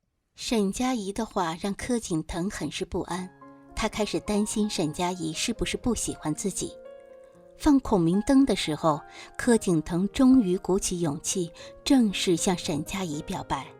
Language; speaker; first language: Chinese; native; Chinese